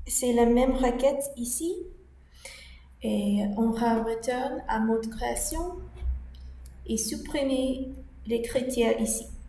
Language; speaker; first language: French; non-native, learner; English